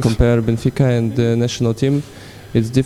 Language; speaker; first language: English; non-native, learner; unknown